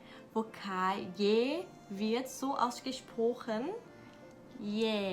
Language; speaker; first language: German; non-native, learner; Korean